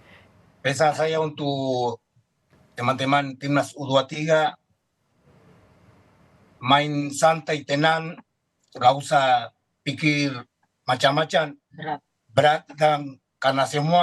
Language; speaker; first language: Indonesian; non-native, fluent; Spanish